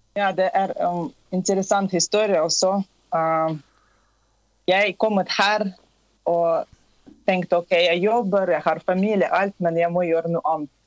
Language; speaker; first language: Norwegian; non-native, fluent; Tatar